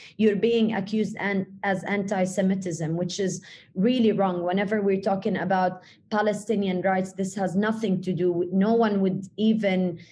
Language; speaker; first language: English; early bilingual, other home language; Arabic